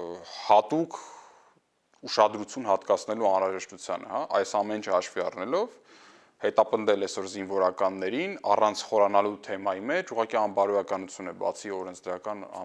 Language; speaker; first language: Armenian; native; Armenian